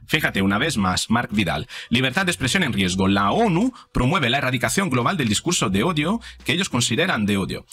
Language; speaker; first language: Spanish; non-native, fluent; Italian